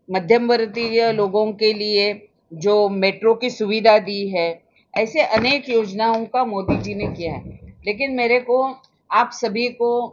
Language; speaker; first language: Hindi; non-native, local second language; Marathi